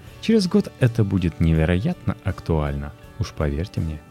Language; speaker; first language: Russian; native; Russian